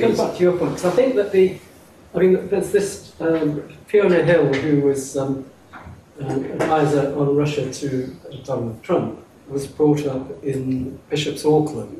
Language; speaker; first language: English; native; English